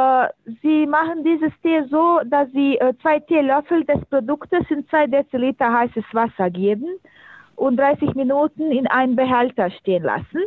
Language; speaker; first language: German; non-native, learner; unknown